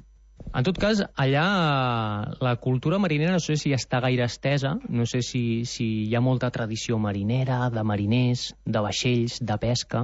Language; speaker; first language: Catalan; native; Catalan